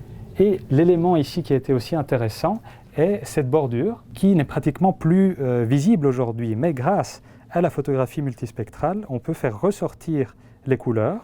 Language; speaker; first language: French; non-native, fluent; Italian